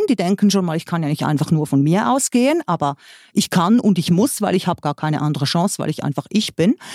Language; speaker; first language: German; native; German